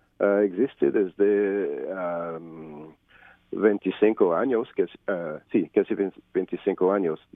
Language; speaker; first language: Spanish; non-native, learner; French